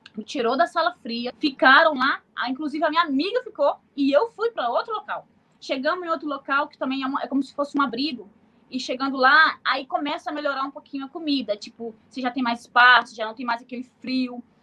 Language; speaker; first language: Portuguese; native; Portuguese